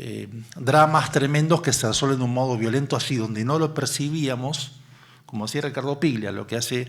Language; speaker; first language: Spanish; native; Spanish